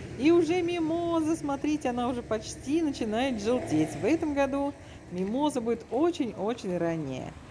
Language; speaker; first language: Russian; native; Russian